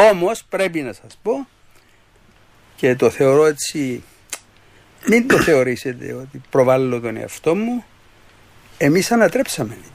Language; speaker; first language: Greek; native; Greek